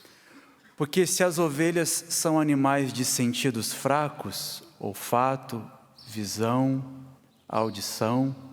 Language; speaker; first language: Portuguese; native; Portuguese